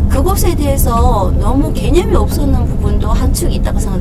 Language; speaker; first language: Korean; native; Korean